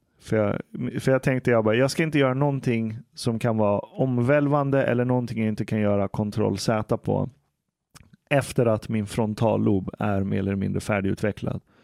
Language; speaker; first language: Swedish; early bilingual, other home language; Persian